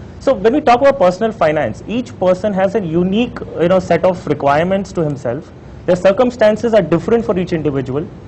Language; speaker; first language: English; non-native, local second language; Hindi